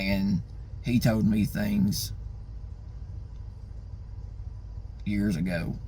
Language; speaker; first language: English; native; English